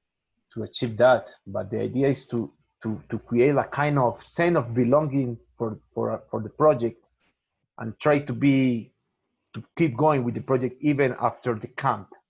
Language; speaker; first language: English; non-native, learner; Spanish